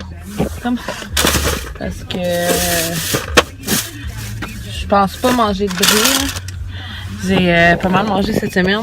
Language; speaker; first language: French; native; French